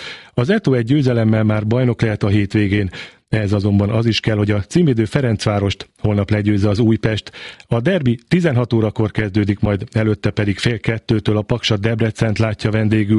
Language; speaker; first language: Hungarian; native; Hungarian